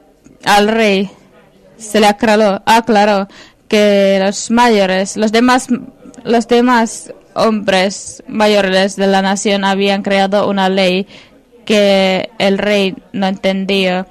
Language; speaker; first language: Spanish; non-native, fluent; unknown